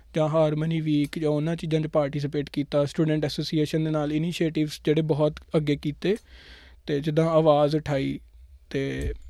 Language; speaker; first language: Punjabi; native; Punjabi